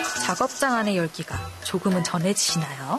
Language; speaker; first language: Korean; native; Korean